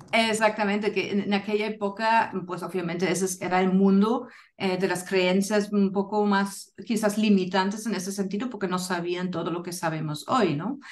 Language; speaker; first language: Spanish; non-native, fluent; German